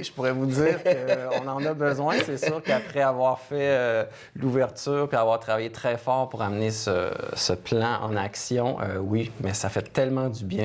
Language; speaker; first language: French; native; French